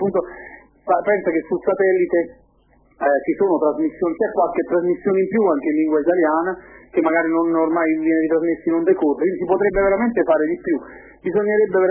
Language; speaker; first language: Italian; native; Italian